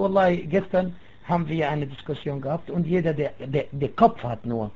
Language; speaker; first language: German; non-native, fluent; Arabic